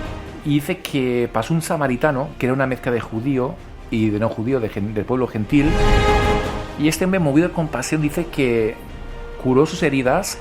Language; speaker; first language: Spanish; native; Spanish